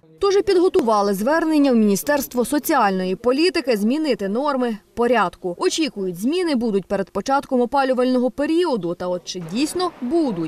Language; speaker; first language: Ukrainian; native; Ukrainian